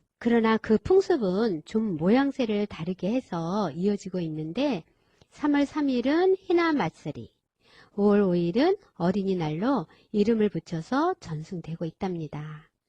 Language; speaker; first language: Korean; native; Korean